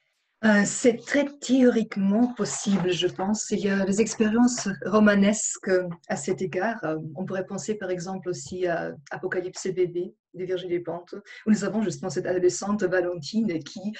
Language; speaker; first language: French; non-native, fluent; German